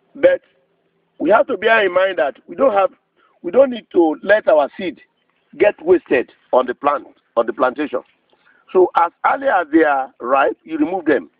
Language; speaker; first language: English; non-native, local second language; Yoruba